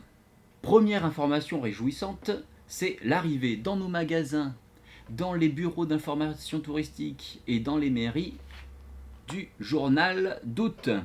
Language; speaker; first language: French; native; French